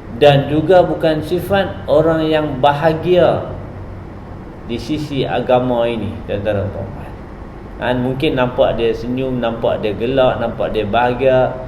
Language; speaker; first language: Malay; native; Malay